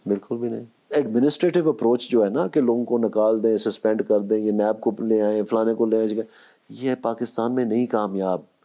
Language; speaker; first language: Urdu; non-native, local second language; Punjabi